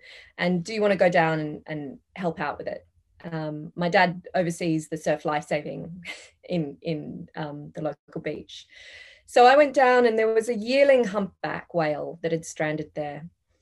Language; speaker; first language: English; native; English